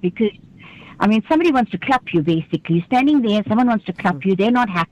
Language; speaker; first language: English; native; English